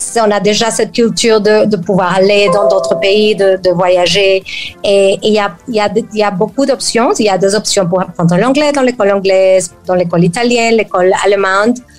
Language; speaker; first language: French; non-native, fluent; Spanish